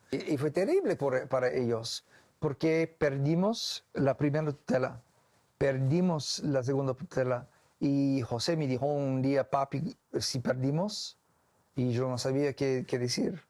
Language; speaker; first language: Spanish; non-native, learner; English